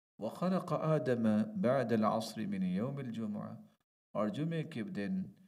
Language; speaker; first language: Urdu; native; Urdu